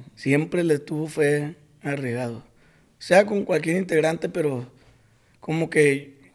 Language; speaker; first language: Spanish; native; Spanish